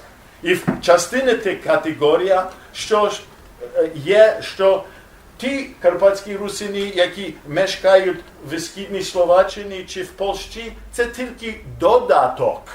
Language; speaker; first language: Ukrainian; non-native, learner; English